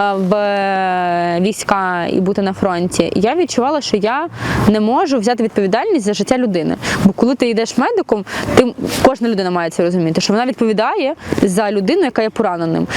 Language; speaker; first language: Ukrainian; non-native, local second language; Russian